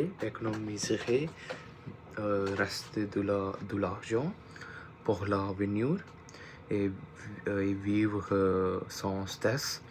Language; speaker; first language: French; non-native, learner; Punjabi